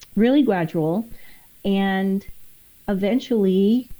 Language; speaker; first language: English; native; English